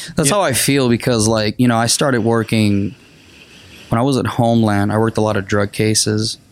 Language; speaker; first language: English; non-native, fluent; Spanish